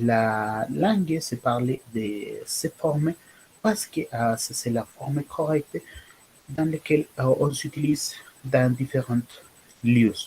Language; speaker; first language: French; non-native, learner; Spanish